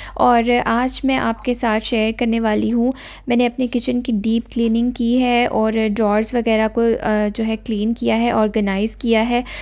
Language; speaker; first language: Urdu; native; Urdu